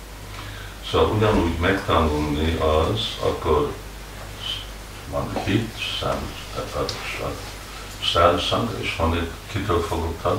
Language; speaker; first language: Hungarian; early bilingual, heritage; Hungarian